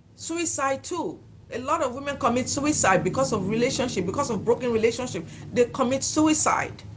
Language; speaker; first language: English; non-native, local second language; Yoruba